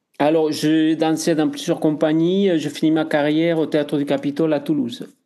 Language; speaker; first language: French; non-native, fluent; Spanish